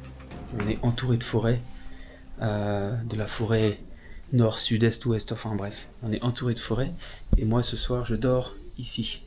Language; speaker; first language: French; native; French